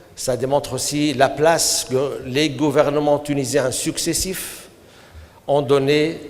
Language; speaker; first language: French; non-native, local second language; Arabic